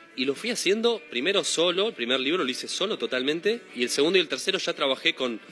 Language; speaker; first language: Spanish; native; Spanish